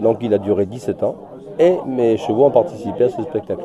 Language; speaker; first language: French; native; French